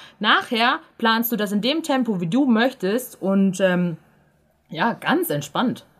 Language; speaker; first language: German; native; German